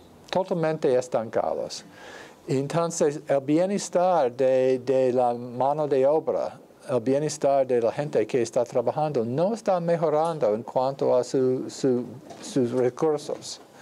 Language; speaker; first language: Spanish; non-native, fluent; English